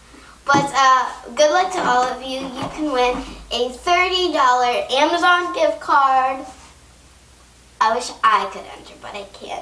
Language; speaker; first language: English; native; English